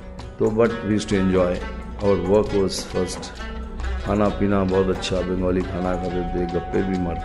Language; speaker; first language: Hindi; non-native, local second language; Bangla